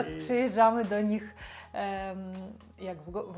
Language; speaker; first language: Polish; non-native, learner; Russian